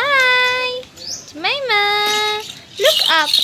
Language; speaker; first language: English; non-native, local second language; Filipino